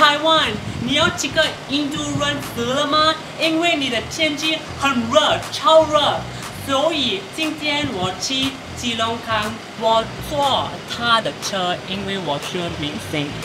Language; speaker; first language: Chinese; non-native, learner; English